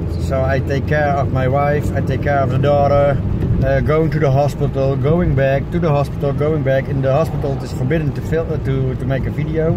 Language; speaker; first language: English; non-native, learner; Dutch